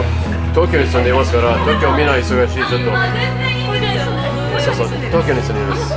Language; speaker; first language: Japanese; non-native, learner; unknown